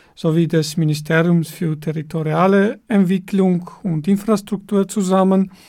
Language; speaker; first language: German; non-native, fluent; Armenian